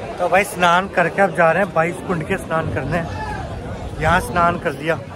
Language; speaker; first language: Hindi; native; Hindi